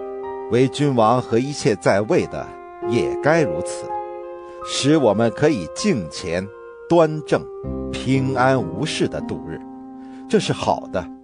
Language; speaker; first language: Chinese; native; Chinese